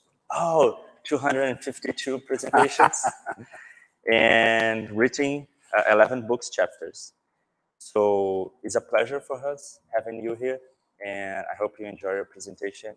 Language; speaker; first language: English; non-native, fluent; Portuguese